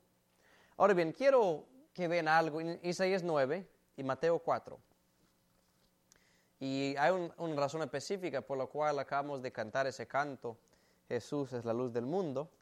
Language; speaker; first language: Spanish; native; Spanish